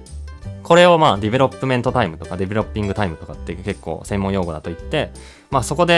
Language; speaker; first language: Japanese; native; Japanese